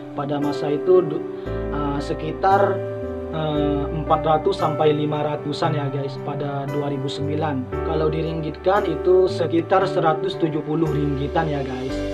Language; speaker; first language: Indonesian; non-native, local second language; Madurese